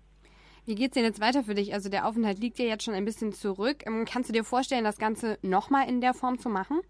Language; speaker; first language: German; native; German